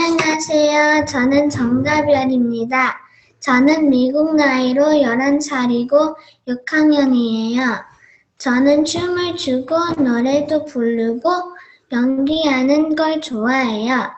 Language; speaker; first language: Korean; early bilingual, heritage; Korean